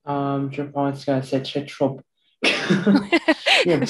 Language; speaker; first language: French; non-native, learner; English